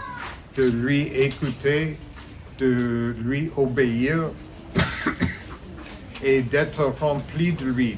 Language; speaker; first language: French; non-native, fluent; English